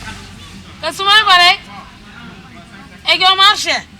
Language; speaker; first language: French; non-native, learner; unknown